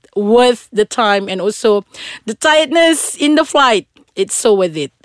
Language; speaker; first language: English; non-native, local second language; Malay